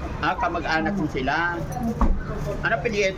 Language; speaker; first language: Filipino; native; Filipino